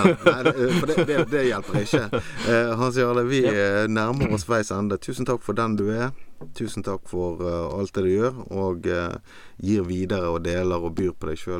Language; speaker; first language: Norwegian; native; Norwegian